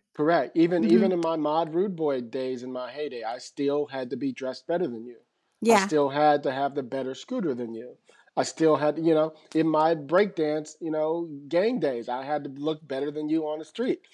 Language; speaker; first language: English; native; English